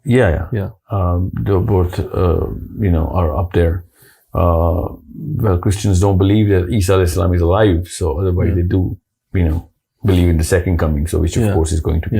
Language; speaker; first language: English; non-native, local second language; Urdu